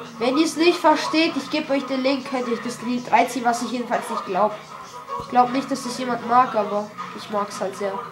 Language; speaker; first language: German; early bilingual, other home language; Albanian